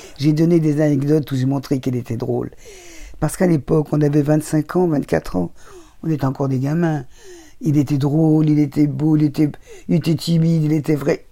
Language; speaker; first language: French; native; French